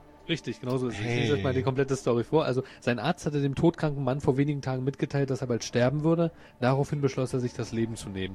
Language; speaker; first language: German; native; German